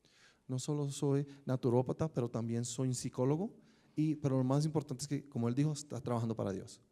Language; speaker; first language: Spanish; native; Spanish